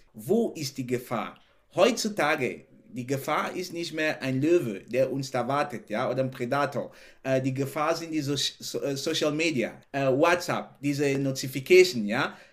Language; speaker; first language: German; non-native, fluent; French